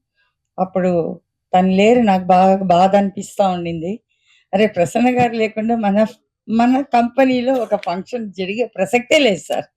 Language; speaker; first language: Telugu; native; Telugu